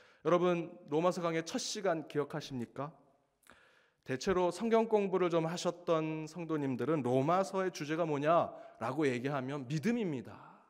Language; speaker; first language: Korean; native; Korean